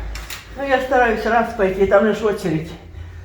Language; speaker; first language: Russian; native; Russian